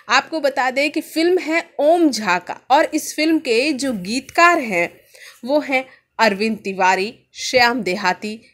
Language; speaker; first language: Hindi; native; Hindi